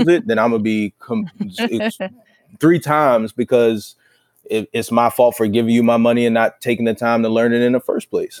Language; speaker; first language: English; native; English